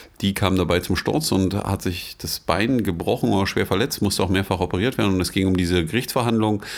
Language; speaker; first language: German; native; German